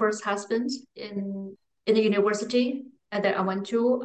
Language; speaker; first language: English; non-native, fluent; Chinese